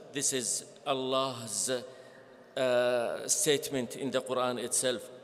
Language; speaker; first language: English; non-native, fluent; Arabic